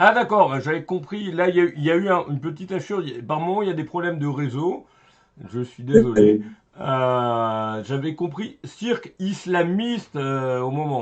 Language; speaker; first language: French; native; French